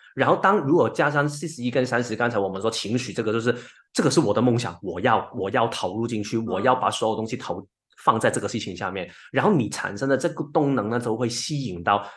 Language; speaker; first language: Chinese; non-native, local second language; Cantonese